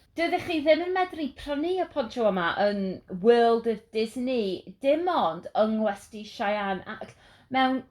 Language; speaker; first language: Welsh; non-native, learner; English